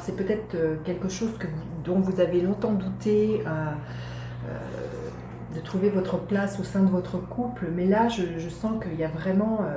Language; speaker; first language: French; native; French